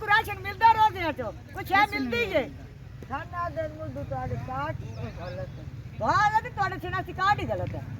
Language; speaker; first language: Hindi; non-native, local second language; Punjabi